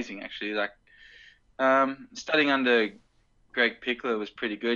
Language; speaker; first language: English; native; English